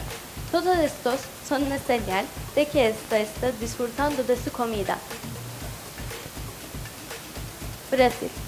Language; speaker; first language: Spanish; non-native, learner; Turkish